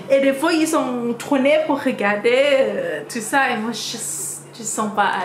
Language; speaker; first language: French; non-native, learner; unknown